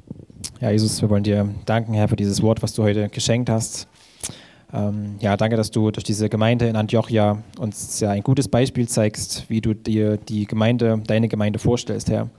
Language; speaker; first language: German; native; German